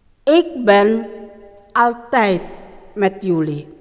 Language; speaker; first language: Dutch; non-native, learner; Indonesian